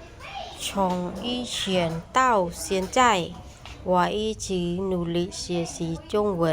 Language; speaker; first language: Chinese; non-native, learner; Khmer